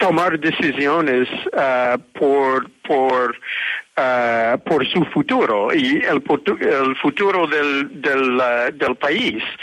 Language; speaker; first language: Spanish; non-native, fluent; English